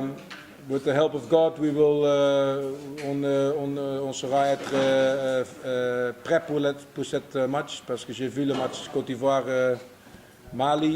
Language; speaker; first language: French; non-native, fluent; Dutch